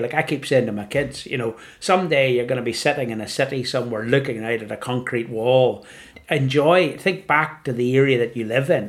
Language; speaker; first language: English; native; English